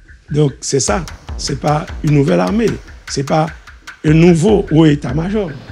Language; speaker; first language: French; native; French